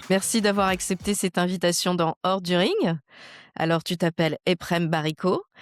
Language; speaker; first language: French; native; French